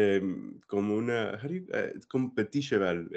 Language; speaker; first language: French; non-native, learner; English